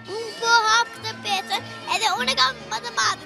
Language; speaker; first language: Albanian; early bilingual, heritage; Albanian